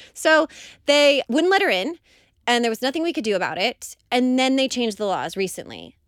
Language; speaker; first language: English; native; English